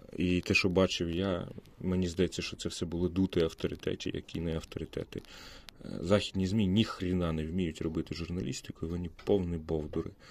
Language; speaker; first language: Ukrainian; non-native, local second language; Russian